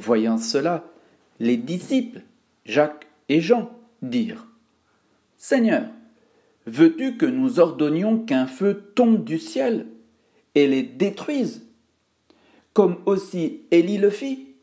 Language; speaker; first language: French; native; French